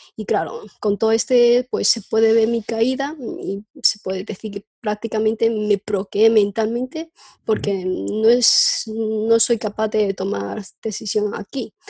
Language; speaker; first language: Spanish; non-native, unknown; Chinese